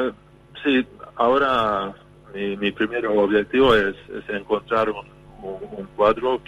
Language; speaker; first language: Spanish; non-native, fluent; Hungarian